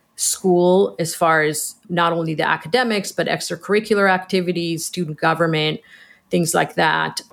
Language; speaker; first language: English; early bilingual, other home language; Hebrew